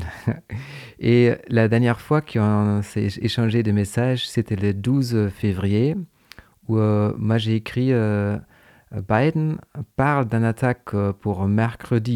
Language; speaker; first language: French; native; French